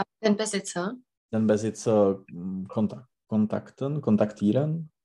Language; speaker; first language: German; non-native, learner; Czech